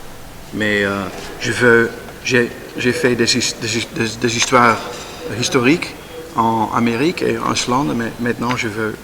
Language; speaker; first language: French; non-native, learner; Dutch